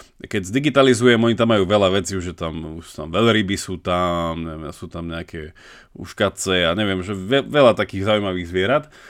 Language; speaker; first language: Slovak; native; Slovak